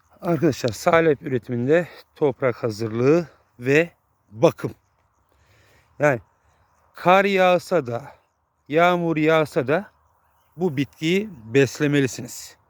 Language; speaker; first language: Turkish; native; Turkish